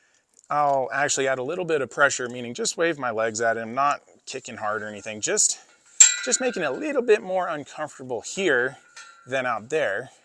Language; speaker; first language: English; native; English